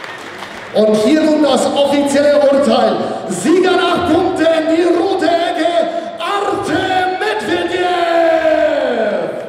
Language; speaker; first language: German; native; German